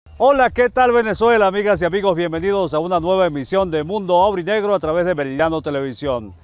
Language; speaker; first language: Spanish; native; Spanish